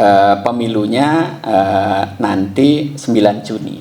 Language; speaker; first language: Indonesian; native; Indonesian